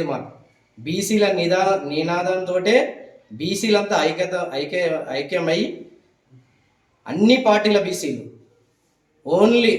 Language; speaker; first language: Telugu; native; Telugu